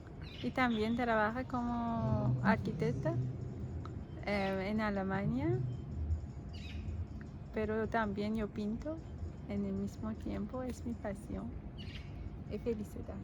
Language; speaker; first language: Spanish; non-native, learner; Persian